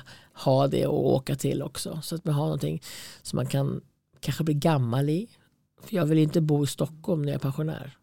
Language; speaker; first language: Swedish; native; Swedish